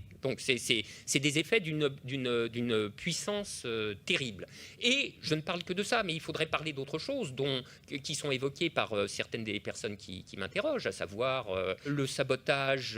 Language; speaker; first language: French; native; French